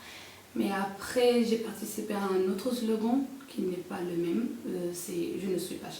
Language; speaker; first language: French; non-native, local second language; Arabic